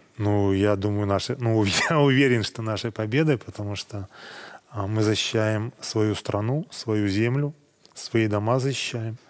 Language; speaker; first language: Russian; native; Russian